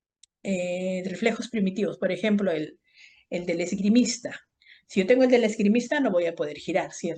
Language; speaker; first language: Spanish; native; Spanish